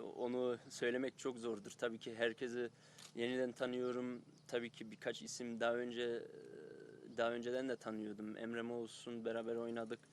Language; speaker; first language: Turkish; early bilingual, heritage; Turkish